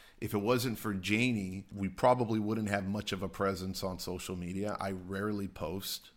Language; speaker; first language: English; native; English